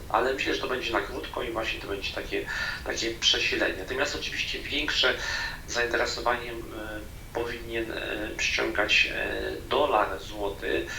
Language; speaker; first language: Polish; native; Polish